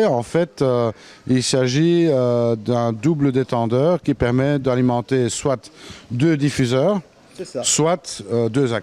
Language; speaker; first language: French; native; French